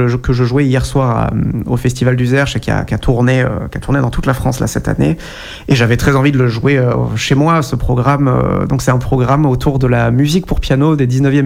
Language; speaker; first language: French; native; French